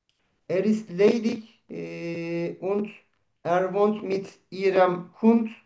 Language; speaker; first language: German; non-native, learner; Turkish